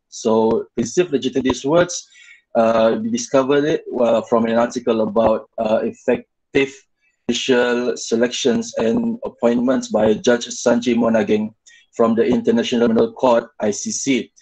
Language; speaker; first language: English; non-native, local second language; Malay